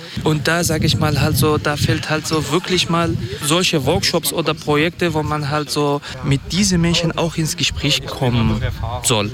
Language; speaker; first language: German; non-native, fluent; Kurdish